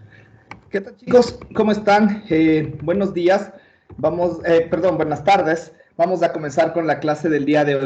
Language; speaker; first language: Spanish; native; Spanish